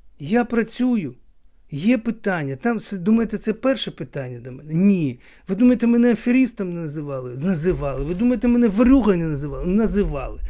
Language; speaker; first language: Ukrainian; native; Ukrainian